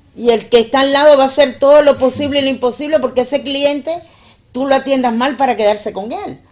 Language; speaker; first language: Spanish; native; Spanish